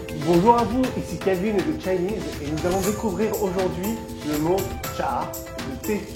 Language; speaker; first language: French; native; French